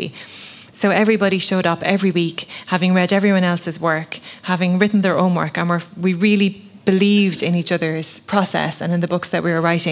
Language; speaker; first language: English; native; English